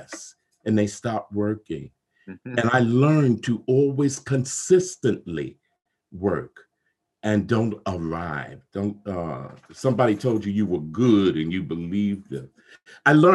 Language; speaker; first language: English; native; English